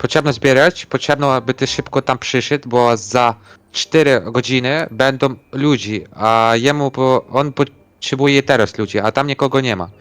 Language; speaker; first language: Polish; non-native, learner; Ukrainian